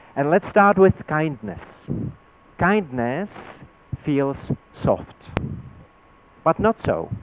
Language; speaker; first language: English; non-native, fluent; Czech